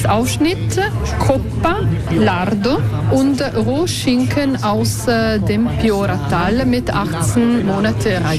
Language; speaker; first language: German; non-native, fluent; Italian